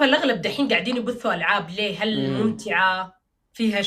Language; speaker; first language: Arabic; native; Arabic